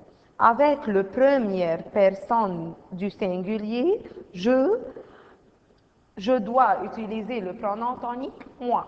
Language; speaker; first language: French; non-native, fluent; Arabic